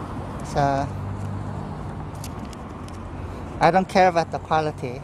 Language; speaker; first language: English; non-native, fluent; Korean